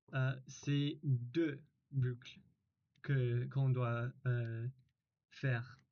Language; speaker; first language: French; non-native, learner; English